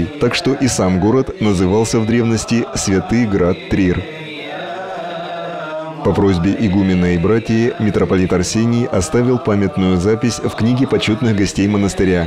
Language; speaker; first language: Russian; native; Russian